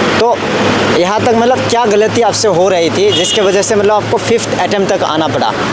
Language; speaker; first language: Hindi; native; Hindi